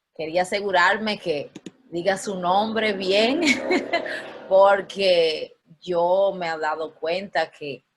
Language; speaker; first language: Spanish; early bilingual, other home language; English